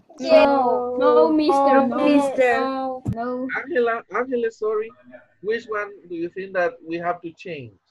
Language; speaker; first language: English; non-native, fluent; Spanish